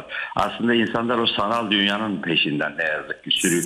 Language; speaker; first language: Turkish; native; Turkish